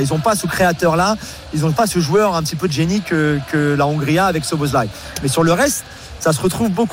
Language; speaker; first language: French; non-native, fluent; English